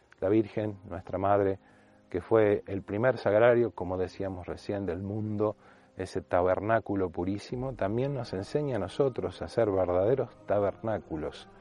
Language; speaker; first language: Spanish; native; Spanish